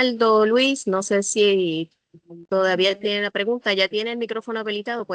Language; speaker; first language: Spanish; native; Spanish